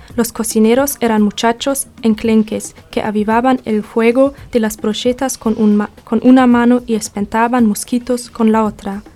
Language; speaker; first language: Spanish; non-native, learner; German